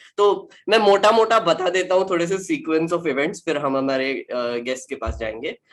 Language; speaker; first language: Hindi; non-native, local second language; Marathi